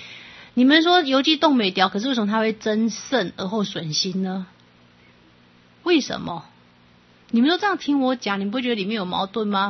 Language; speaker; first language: Chinese; native; Chinese